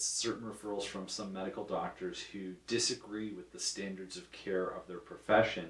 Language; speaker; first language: English; native; English